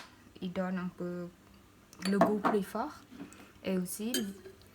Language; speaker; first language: French; non-native, learner; Khmer